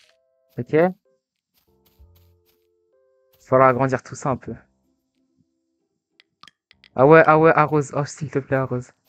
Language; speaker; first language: French; native; French